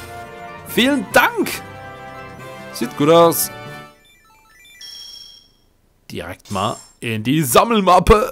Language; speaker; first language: German; native; German